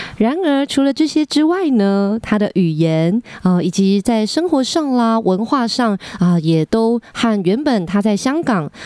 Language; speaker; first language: Chinese; native; Chinese